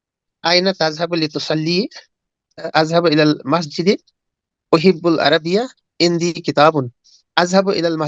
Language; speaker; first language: Arabic; non-native, learner; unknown